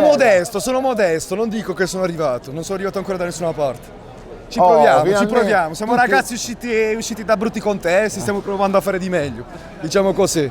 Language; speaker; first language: Italian; native; Italian